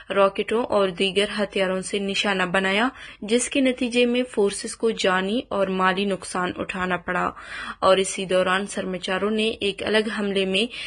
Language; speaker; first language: Urdu; non-native, local second language; Baluchi